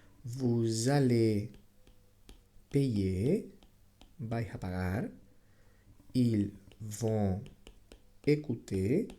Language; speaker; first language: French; non-native, fluent; Spanish